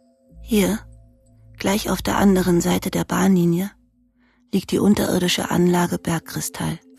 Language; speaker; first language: German; native; German